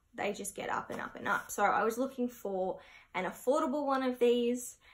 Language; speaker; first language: English; native; English